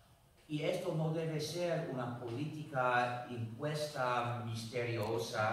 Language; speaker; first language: Spanish; non-native, fluent; English